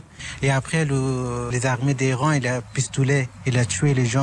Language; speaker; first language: French; non-native, learner; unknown